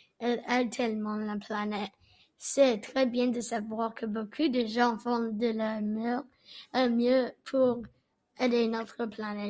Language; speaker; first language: French; non-native, learner; English